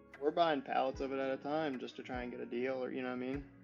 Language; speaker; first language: English; native; English